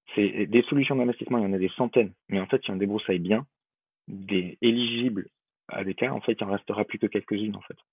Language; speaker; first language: French; native; French